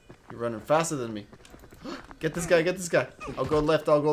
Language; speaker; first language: English; early bilingual, other home language; Spanish